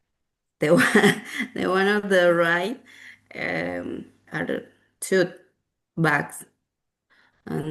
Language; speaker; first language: English; non-native, learner; Spanish